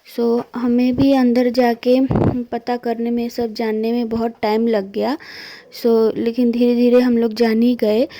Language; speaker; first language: Hindi; non-native, local second language; Bangla